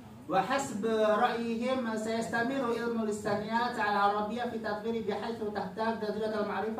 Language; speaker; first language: Arabic; non-native, fluent; Indonesian